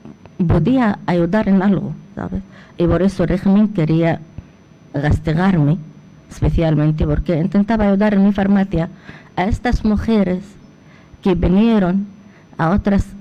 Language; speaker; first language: Spanish; non-native, fluent; Arabic